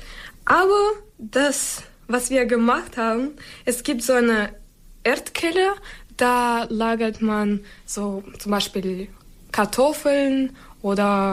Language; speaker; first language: German; non-native, learner; Ukrainian